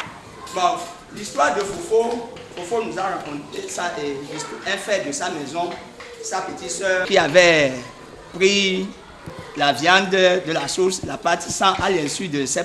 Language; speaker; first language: French; native; French